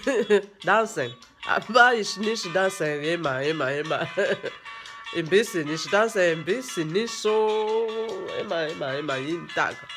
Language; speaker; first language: German; non-native, learner; French